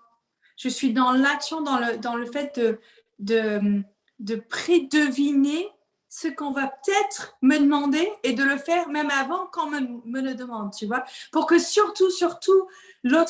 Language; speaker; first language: French; native; French